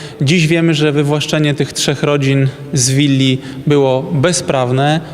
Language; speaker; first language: Polish; native; Polish